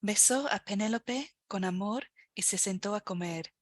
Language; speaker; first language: Spanish; non-native, fluent; English